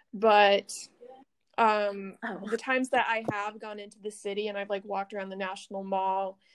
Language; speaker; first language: English; native; English